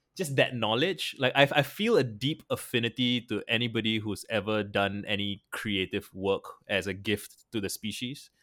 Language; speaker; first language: English; native; English